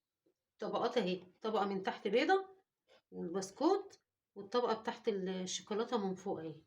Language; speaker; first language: Arabic; native; Arabic